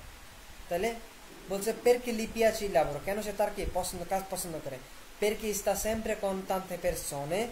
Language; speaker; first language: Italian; non-native, fluent; Bangla